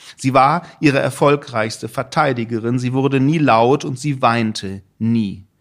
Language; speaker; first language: German; native; German